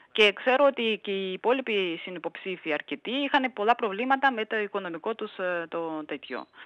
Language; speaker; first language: Greek; non-native, fluent; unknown